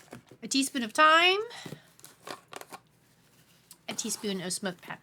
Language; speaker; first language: English; native; English